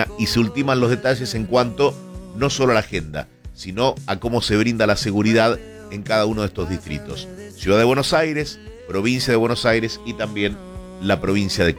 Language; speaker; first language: Spanish; native; Spanish